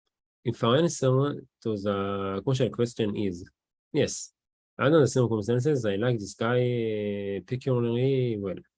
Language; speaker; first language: English; non-native, learner; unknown